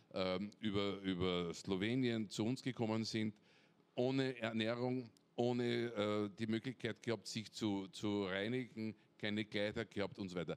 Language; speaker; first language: German; native; German